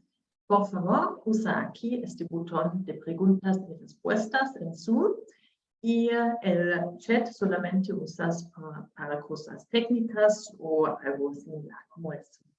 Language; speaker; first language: Spanish; non-native, learner; German